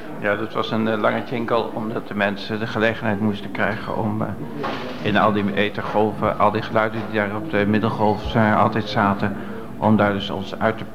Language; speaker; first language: Dutch; native; Dutch